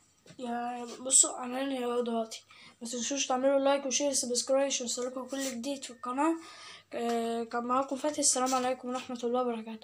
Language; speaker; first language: Arabic; native; Arabic